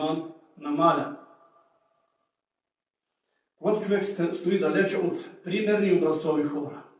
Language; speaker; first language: Bulgarian; native; Bulgarian